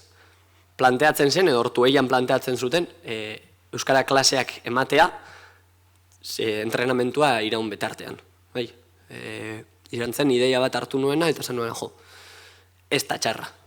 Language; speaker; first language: Basque; native; Basque